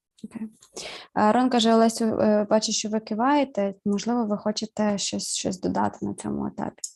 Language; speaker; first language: Ukrainian; native; Ukrainian